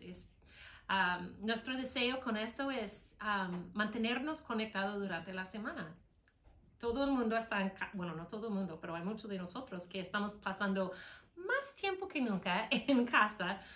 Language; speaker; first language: Spanish; non-native, fluent; English